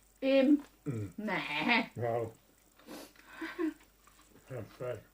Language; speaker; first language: Swedish; non-native, learner; Thai